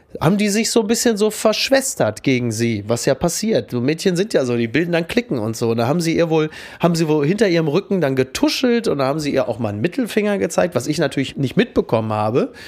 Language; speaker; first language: German; native; German